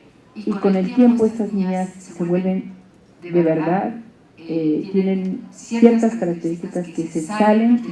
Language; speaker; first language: Spanish; native; Spanish